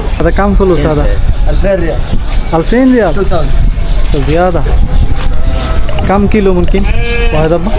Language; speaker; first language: Arabic; non-native, learner; Bangla